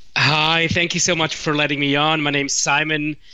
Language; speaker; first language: English; non-native, fluent; Swiss German